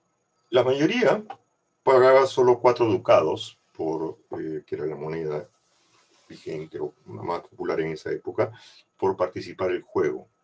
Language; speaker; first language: Spanish; native; Spanish